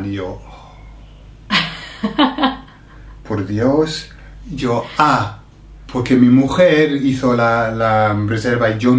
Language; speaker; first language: Spanish; non-native, fluent; English